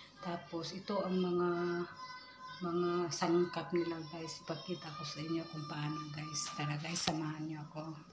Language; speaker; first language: Filipino; non-native, local second language; Cebuano